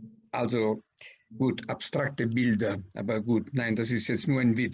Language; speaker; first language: German; non-native, fluent; Italian